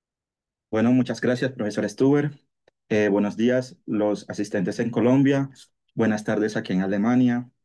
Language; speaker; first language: Spanish; native; Spanish